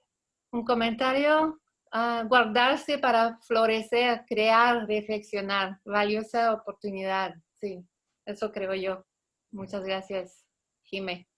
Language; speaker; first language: Spanish; non-native, fluent; French